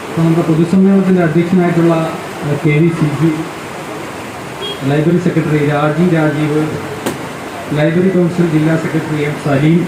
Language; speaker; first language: Malayalam; native; Malayalam